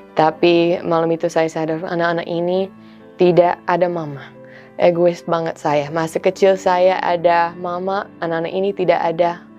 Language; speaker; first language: Indonesian; non-native, fluent; English